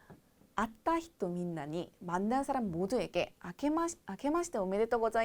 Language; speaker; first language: Japanese; non-native, fluent; Korean